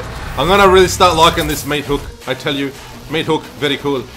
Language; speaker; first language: English; native; English